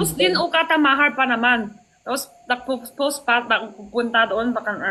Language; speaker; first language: Filipino; non-native, learner; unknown